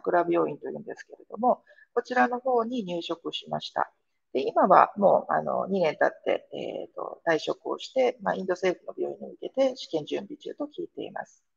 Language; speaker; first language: Japanese; native; Japanese